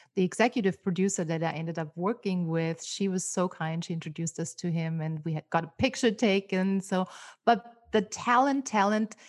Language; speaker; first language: English; non-native, fluent; German